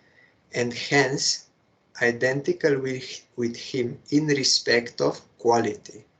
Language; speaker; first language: English; non-native, fluent; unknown